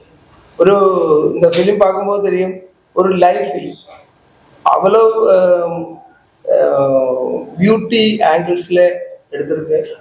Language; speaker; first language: Tamil; non-native, local second language; Malayalam